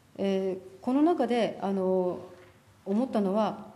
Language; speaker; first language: Japanese; native; Japanese